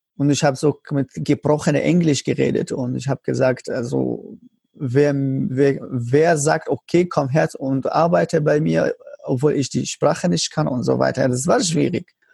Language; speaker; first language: German; non-native, learner; Arabic